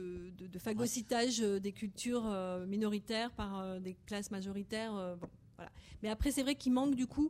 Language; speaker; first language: French; native; French